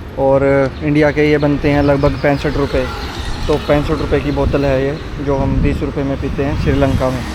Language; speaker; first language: Hindi; native; Hindi